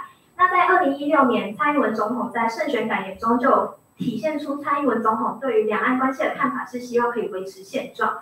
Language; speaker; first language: Chinese; native; Chinese